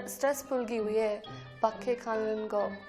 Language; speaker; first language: Korean; non-native, learner; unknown